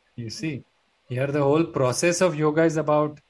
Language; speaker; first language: English; non-native, local second language; Marathi